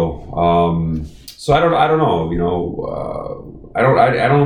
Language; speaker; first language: English; native; English